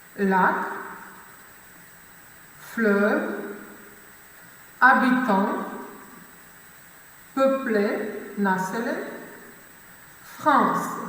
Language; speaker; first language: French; non-native, fluent; Macedonian